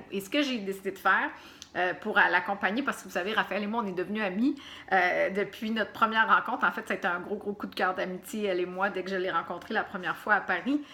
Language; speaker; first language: French; native; French